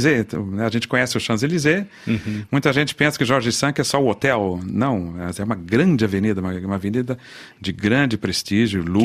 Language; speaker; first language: Portuguese; native; Portuguese